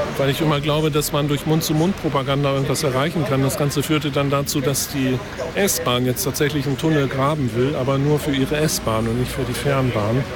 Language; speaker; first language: German; native; German